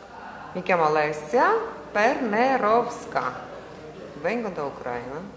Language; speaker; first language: Italian; non-native, learner; Ukrainian